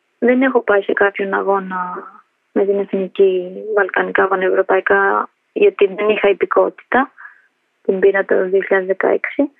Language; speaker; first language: Greek; early bilingual, other home language; Albanian